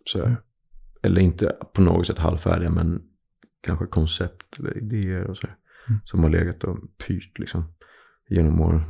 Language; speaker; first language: Swedish; native; Swedish